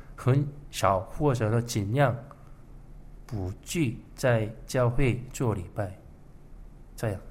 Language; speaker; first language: Chinese; non-native, fluent; Korean